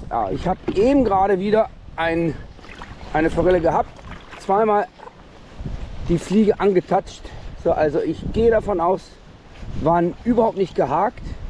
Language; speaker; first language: German; non-native, fluent; Danish